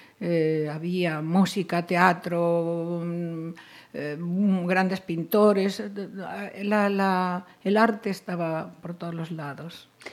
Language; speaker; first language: Spanish; native; Spanish